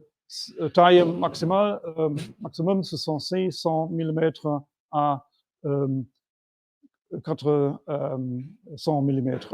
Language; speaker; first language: French; non-native, fluent; German